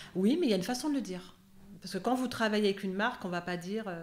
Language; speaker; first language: French; native; French